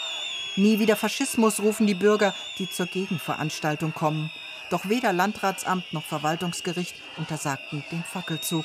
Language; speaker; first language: German; native; German